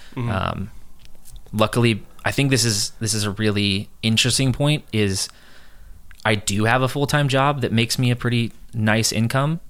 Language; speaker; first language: English; native; English